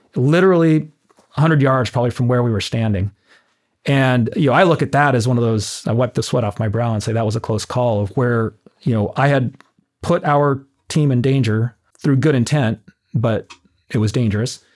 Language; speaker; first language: English; native; English